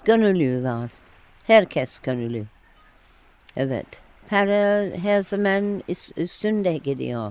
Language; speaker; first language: Turkish; non-native, learner; English